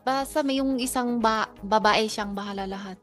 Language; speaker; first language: Filipino; non-native, learner; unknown